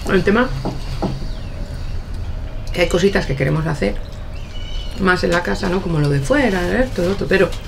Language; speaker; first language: Spanish; native; Spanish